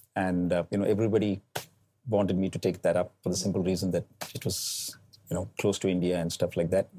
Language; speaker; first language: English; non-native, local second language; Malayalam